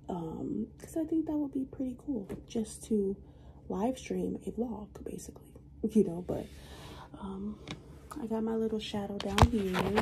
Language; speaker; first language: English; native; English